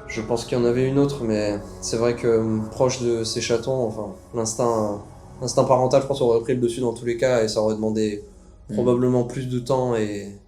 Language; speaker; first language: French; native; French